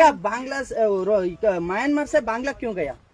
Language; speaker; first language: Hindi; non-native, local second language; Kannada